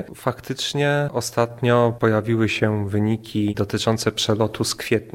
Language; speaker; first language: Polish; native; Polish